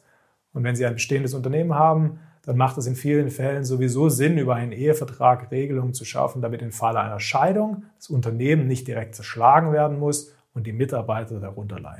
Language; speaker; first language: German; native; German